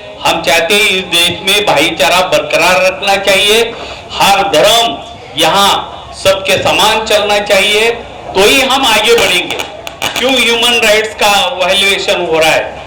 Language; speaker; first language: Hindi; non-native, local second language; Marathi